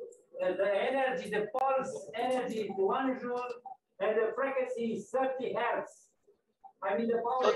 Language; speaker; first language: English; non-native, fluent; Romanian